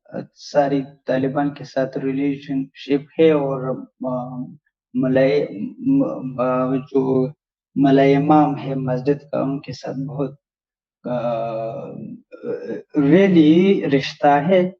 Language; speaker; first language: Hindi; non-native, learner; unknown